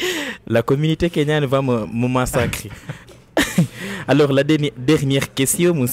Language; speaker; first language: French; non-native, learner; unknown